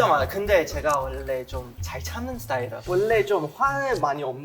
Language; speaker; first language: Korean; non-native, fluent; Chinese